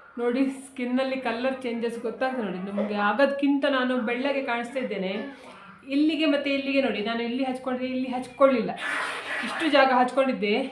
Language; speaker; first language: Kannada; non-native, local second language; Konkani